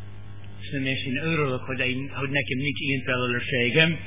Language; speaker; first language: Hungarian; non-native, learner; English